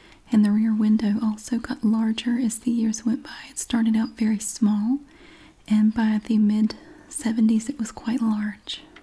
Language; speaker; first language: English; native; English